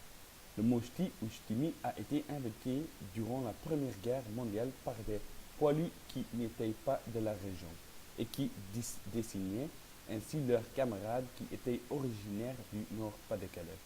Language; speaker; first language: French; non-native, learner; Dutch